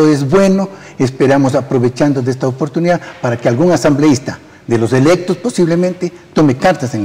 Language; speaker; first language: Spanish; native; Spanish